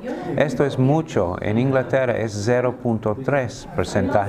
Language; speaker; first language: Spanish; non-native, fluent; English